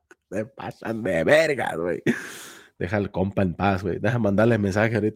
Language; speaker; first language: Spanish; early bilingual, heritage; Spanish